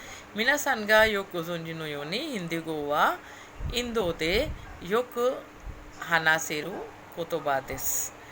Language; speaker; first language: Japanese; non-native, fluent; Hindi